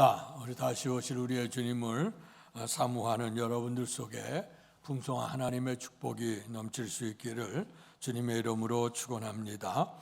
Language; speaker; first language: Korean; native; Korean